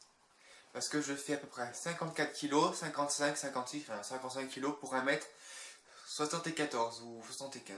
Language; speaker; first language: French; native; French